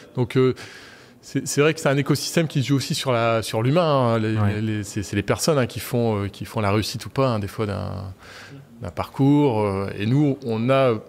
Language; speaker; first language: French; native; French